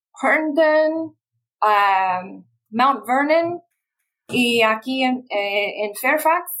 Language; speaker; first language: Spanish; non-native, fluent; English